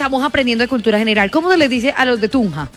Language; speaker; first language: Spanish; native; Spanish